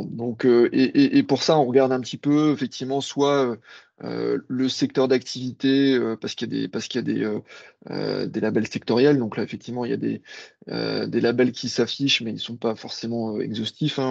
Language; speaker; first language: French; native; French